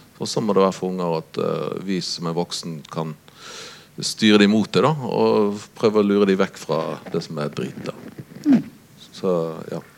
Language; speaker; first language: Norwegian; native; Norwegian